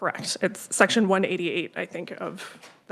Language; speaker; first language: English; native; English